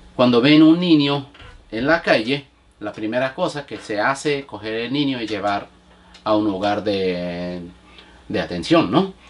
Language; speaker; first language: Spanish; non-native, fluent; Bangla